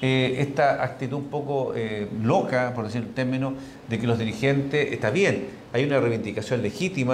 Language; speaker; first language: Spanish; native; Spanish